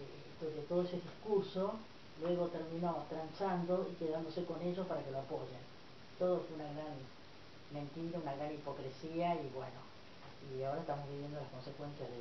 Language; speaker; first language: Spanish; native; Spanish